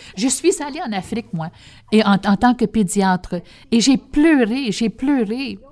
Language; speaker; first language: French; non-native, fluent; English